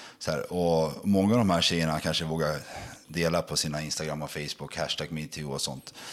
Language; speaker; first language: Swedish; native; Swedish